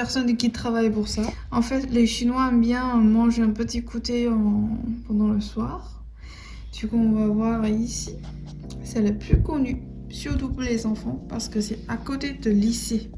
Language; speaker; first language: French; non-native, learner; Chinese